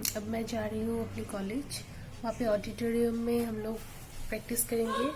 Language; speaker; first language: Hindi; non-native, local second language; Assamese